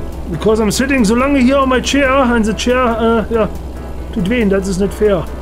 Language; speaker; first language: English; non-native, learner; German